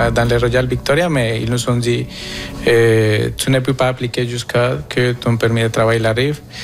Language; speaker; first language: French; non-native, fluent; Spanish